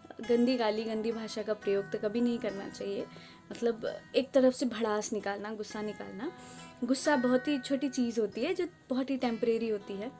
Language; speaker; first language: Hindi; non-native, local second language; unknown